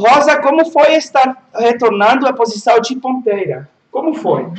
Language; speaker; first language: Portuguese; non-native, fluent; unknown